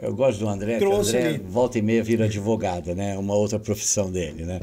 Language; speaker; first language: Portuguese; native; Portuguese